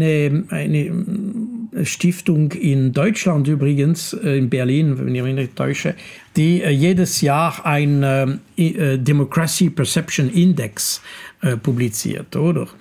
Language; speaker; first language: German; non-native, local second language; French